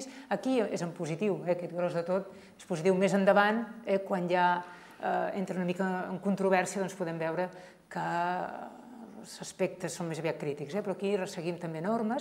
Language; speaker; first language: Catalan; native; Catalan